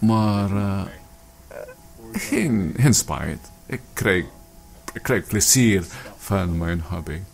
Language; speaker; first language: Dutch; non-native, learner; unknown